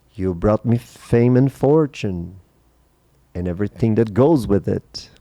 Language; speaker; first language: English; non-native, fluent; Portuguese